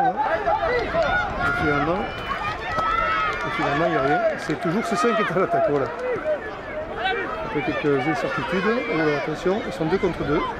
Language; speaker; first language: French; native; French